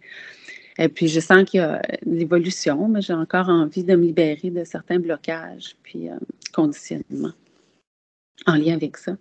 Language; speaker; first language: French; native; French